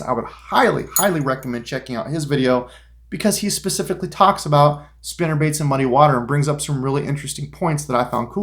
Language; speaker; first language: English; native; English